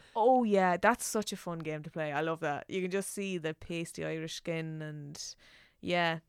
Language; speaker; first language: English; native; English